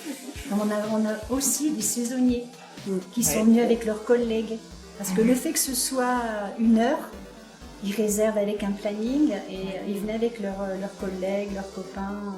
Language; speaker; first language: French; native; French